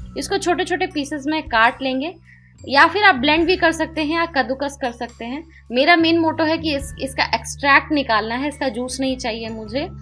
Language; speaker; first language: Hindi; native; Hindi